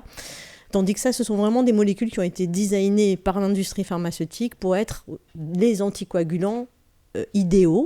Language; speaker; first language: French; native; French